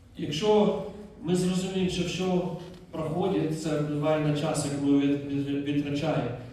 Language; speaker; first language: Ukrainian; non-native, fluent; Dutch